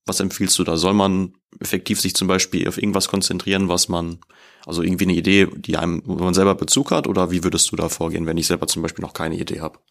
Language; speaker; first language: German; native; German